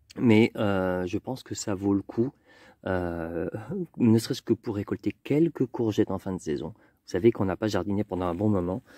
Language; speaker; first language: French; native; French